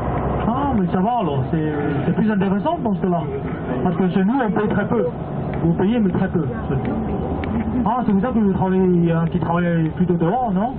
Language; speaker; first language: French; non-native, fluent; Cantonese